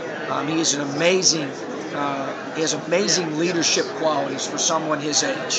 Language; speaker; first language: English; native; English